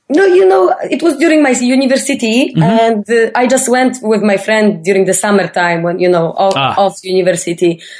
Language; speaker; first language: English; non-native, fluent; Polish